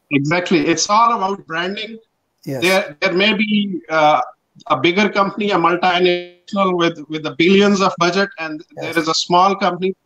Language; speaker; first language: English; non-native, local second language; Pashto